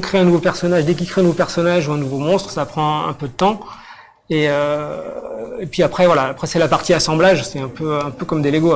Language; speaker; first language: French; native; French